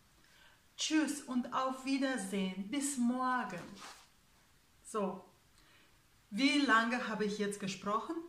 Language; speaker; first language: German; non-native, fluent; Russian